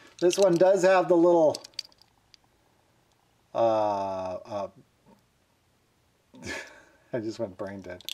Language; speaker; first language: English; native; English